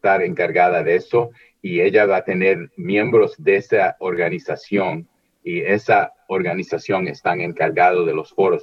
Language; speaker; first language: Spanish; early bilingual, heritage; Spanish